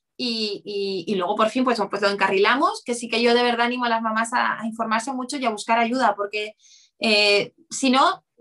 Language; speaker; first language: Spanish; native; Spanish